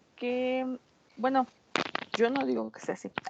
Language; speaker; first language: Spanish; native; Spanish